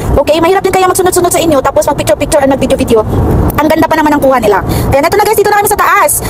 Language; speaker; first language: Filipino; non-native, local second language; Cebuano